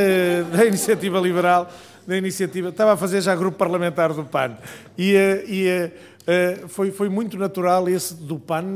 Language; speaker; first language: Portuguese; native; Portuguese